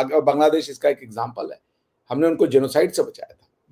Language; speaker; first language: Hindi; native; Hindi